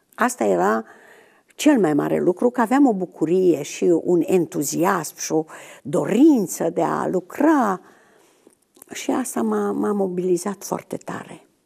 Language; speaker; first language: Romanian; native; Romanian